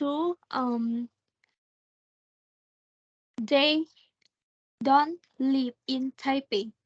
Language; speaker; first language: English; non-native, learner; Thai